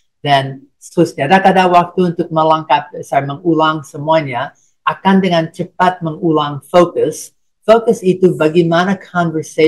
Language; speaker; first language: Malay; non-native, fluent; English